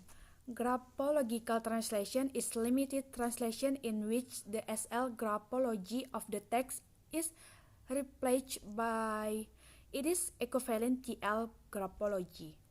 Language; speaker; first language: English; non-native, learner; Indonesian